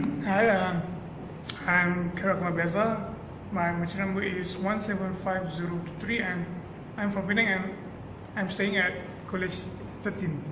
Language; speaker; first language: English; non-native, local second language; Malay